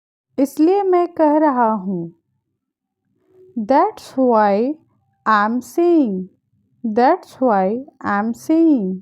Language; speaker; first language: English; non-native, fluent; Hindi